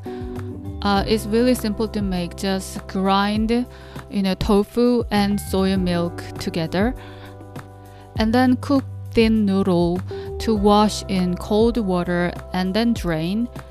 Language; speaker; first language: English; non-native, fluent; Korean